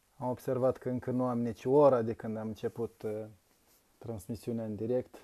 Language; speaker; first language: Romanian; native; Romanian